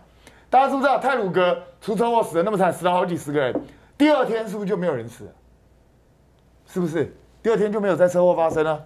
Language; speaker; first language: Chinese; native; Chinese